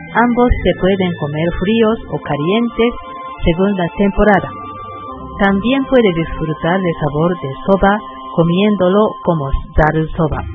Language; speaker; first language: Spanish; non-native, learner; Japanese